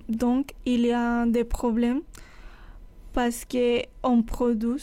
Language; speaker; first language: French; non-native, fluent; Spanish